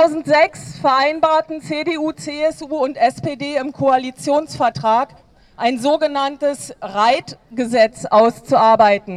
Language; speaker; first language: German; native; German